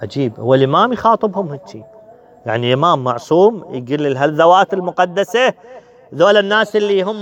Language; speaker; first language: Arabic; native; Arabic